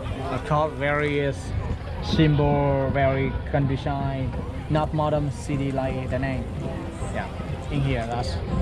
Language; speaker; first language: English; non-native, learner; Vietnamese